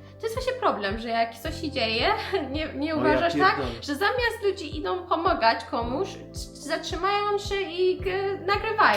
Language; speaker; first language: Polish; non-native, learner; Persian